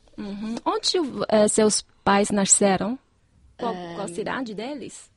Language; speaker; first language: Portuguese; non-native, fluent; Chinese